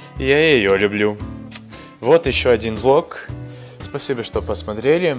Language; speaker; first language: Russian; non-native, fluent; English